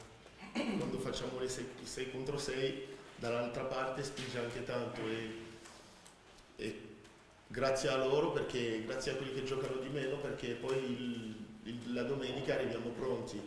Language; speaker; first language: Italian; non-native, fluent; French